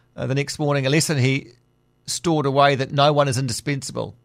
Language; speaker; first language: English; native; English